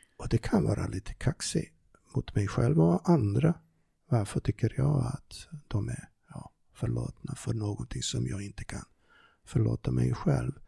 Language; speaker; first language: Swedish; non-native, fluent; Serbian